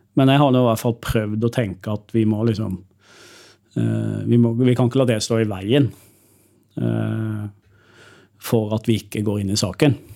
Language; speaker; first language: Norwegian; native; Norwegian